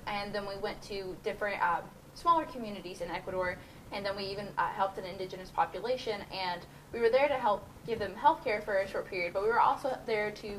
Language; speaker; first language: English; native; English